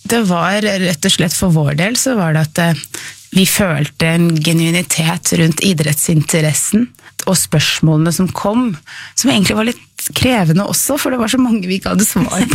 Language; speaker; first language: Norwegian; native; Norwegian